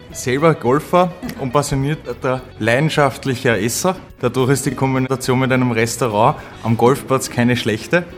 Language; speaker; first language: German; native; German